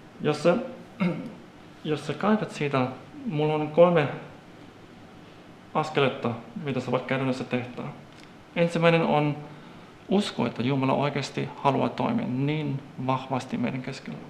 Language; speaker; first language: Finnish; non-native, fluent; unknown